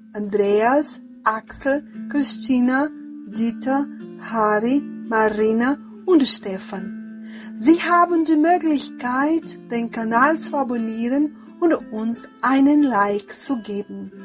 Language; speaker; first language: German; non-native, fluent; Portuguese